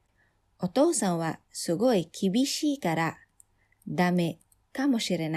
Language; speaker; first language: Japanese; non-native, fluent; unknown